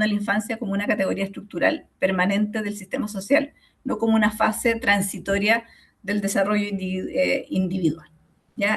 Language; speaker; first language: Spanish; native; Spanish